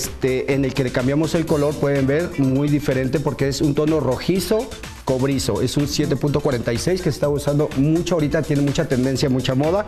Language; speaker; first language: Spanish; native; Spanish